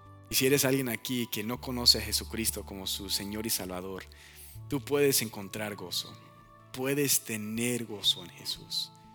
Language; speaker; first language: Spanish; early bilingual, heritage; Spanish